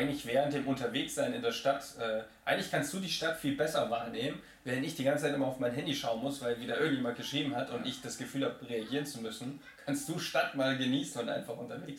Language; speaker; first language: German; native; German